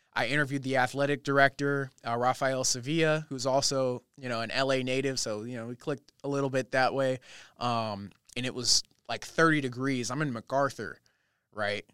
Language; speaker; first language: English; native; English